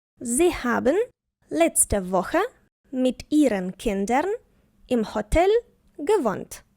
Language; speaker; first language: German; non-native, fluent; Ukrainian